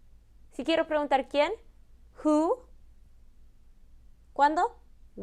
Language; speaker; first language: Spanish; early bilingual, heritage; Spanish